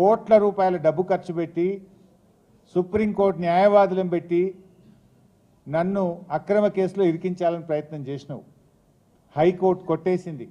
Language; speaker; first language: Telugu; native; Telugu